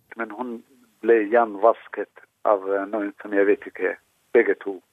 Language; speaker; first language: Norwegian; non-native, fluent; Somali